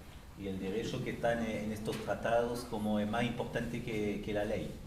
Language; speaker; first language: Spanish; native; Spanish